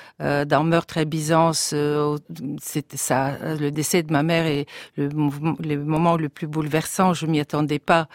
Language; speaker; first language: French; non-native, fluent; Bulgarian